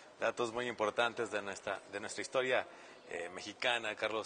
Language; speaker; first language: Spanish; native; Spanish